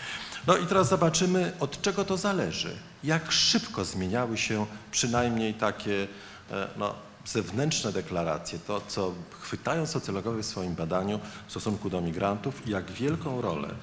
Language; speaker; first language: Polish; native; Polish